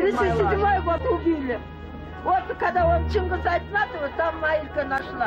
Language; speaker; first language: Russian; non-native, local second language; Kyrgyz